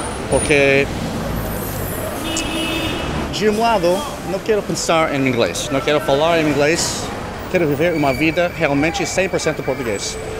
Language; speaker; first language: Portuguese; non-native, learner; English